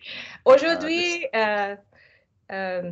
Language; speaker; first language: French; non-native, fluent; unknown